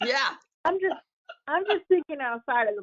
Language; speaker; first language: English; native; English